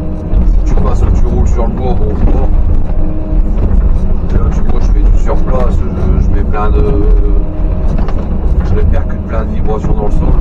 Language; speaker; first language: French; native; French